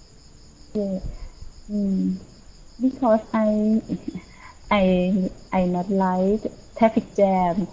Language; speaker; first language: English; non-native, learner; Thai